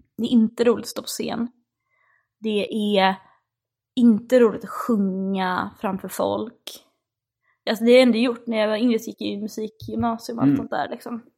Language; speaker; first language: Swedish; native; Swedish